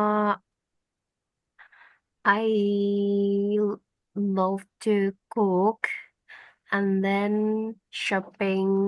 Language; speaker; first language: English; non-native, learner; Indonesian